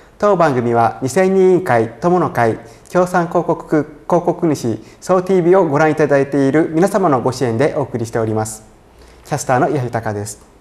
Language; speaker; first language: Japanese; native; Japanese